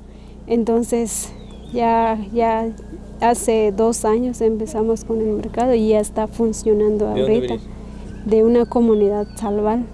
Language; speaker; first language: Spanish; non-native, local second language; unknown